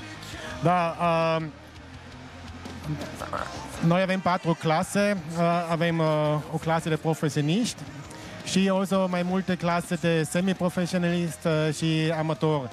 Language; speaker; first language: Romanian; non-native, learner; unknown